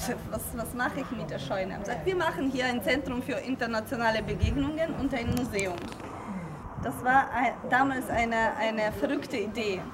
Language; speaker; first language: German; non-native, fluent; Ukrainian